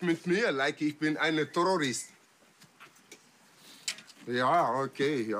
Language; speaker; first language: German; non-native, learner; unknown